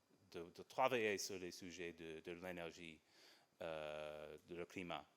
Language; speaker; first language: French; non-native, fluent; English